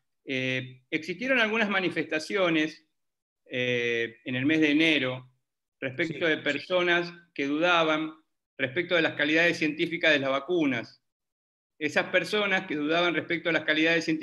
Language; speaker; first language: Spanish; native; Spanish